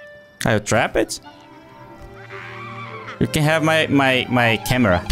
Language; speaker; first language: English; non-native, learner; Portuguese